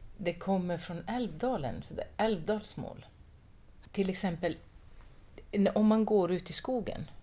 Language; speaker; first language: Swedish; native; Swedish